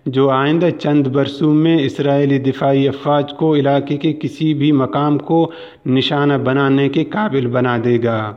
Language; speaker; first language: Urdu; non-native, local second language; Baluchi